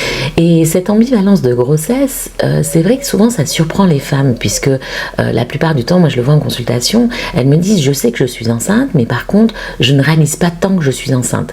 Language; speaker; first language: French; native; French